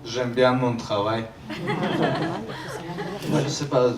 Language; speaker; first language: French; non-native, learner; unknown